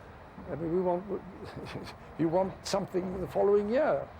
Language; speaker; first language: English; native; English